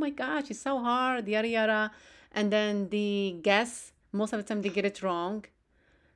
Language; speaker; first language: English; non-native, fluent; Arabic